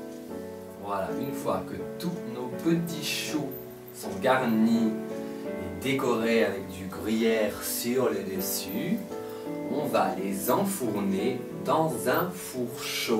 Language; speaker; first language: French; native; French